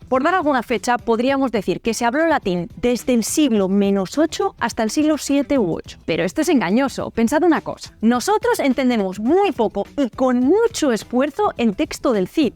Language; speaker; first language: Spanish; native; Spanish